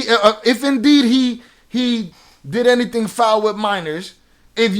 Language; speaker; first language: English; native; English